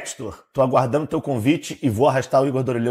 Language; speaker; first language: Portuguese; native; Portuguese